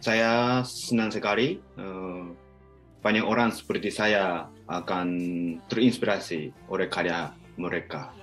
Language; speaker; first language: Indonesian; non-native, fluent; Japanese